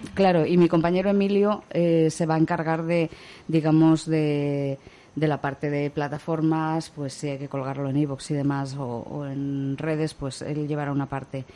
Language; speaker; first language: Spanish; native; Spanish